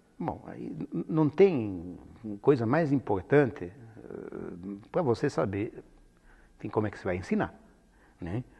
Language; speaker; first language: Portuguese; non-native, fluent; Italian